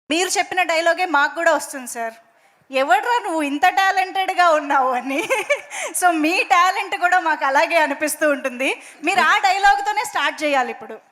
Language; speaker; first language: Telugu; native; Telugu